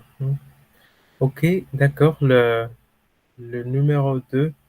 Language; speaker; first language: French; non-native, fluent; Spanish